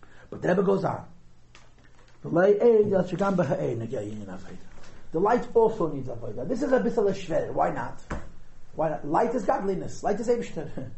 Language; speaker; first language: English; native; English